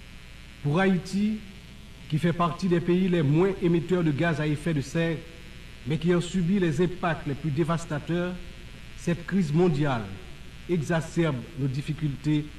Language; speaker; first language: French; non-native, local second language; Haitian Creole